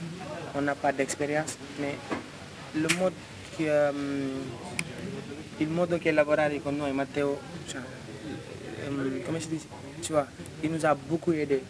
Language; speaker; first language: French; non-native, local second language; Wolof